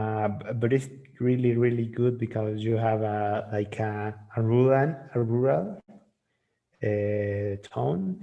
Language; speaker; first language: English; non-native, learner; Spanish